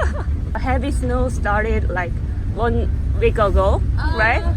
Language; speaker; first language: English; non-native, learner; Korean